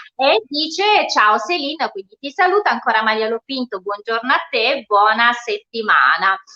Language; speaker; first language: Italian; native; Italian